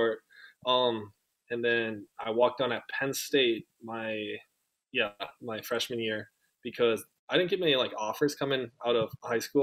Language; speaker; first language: English; native; English